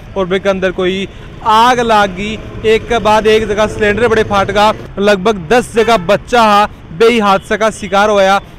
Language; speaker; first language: Hindi; native; Hindi